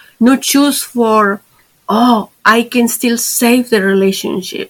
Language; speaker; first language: English; non-native, fluent; Spanish